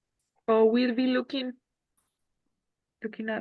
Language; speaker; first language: English; non-native, learner; Spanish